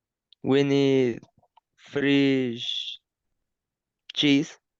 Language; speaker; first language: English; non-native, learner; Spanish